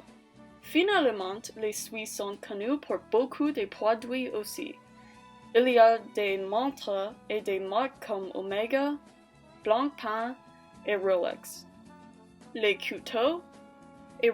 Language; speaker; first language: French; non-native, learner; English